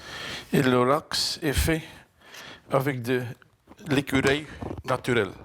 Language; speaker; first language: French; non-native, fluent; Dutch